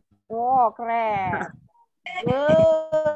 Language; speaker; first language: English; non-native, learner; Indonesian